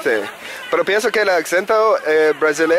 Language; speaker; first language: Spanish; non-native, learner; English